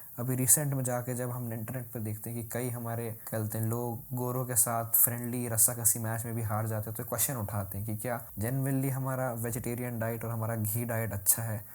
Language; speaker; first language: Hindi; native; Hindi